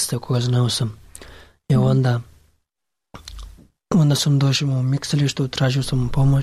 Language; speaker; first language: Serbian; non-native, learner; Pashto